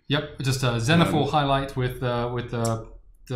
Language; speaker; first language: English; native; English